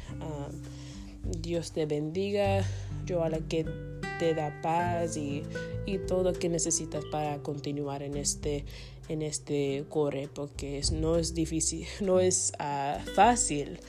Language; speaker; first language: Spanish; non-native, learner; English